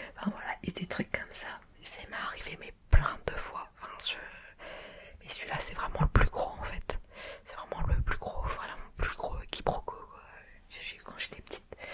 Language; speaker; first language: French; early bilingual, other home language; Vietnamese